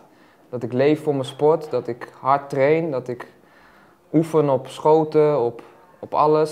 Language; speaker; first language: Dutch; native; Dutch